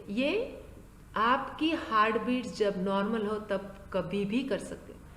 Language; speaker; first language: Hindi; non-native, local second language; Marathi